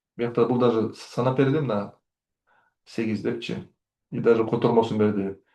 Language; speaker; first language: Russian; non-native, local second language; Kyrgyz